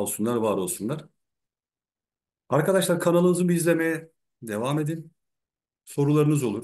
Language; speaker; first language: Turkish; native; Turkish